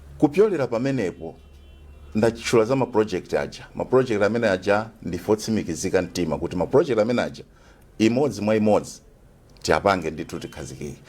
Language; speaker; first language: Nyanja; native; Nyanja